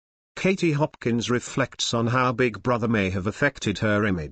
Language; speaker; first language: English; native; English